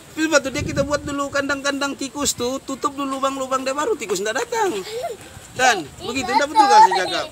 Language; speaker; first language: Malay; non-native, local second language; Central Dusun